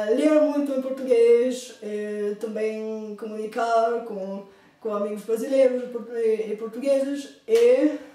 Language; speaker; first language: Portuguese; non-native, fluent; Bulgarian